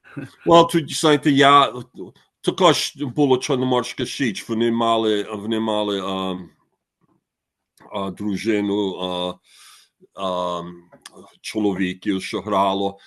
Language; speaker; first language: Ukrainian; early bilingual, heritage; Ukrainian